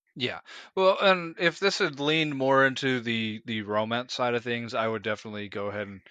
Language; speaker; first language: English; native; English